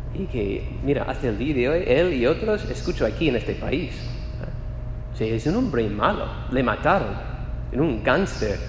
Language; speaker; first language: Spanish; non-native, fluent; English